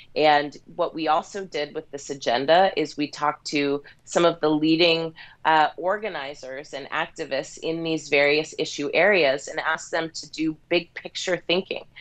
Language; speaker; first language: English; native; English